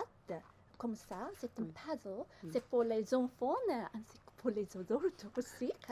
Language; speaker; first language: French; non-native, learner; Japanese